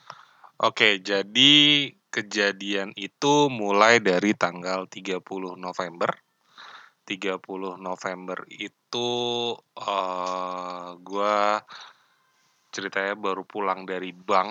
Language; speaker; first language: Indonesian; native; Indonesian